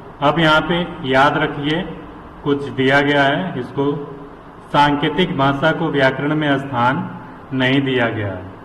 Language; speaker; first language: Hindi; native; Hindi